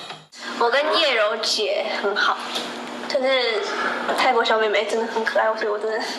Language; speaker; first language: Chinese; non-native, learner; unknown